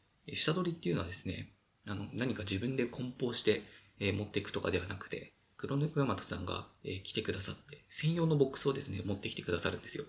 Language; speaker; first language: Japanese; native; Japanese